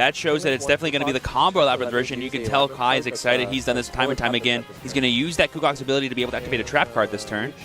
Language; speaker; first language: English; native; English